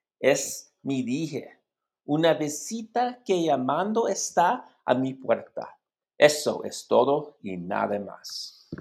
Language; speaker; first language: Spanish; non-native, learner; English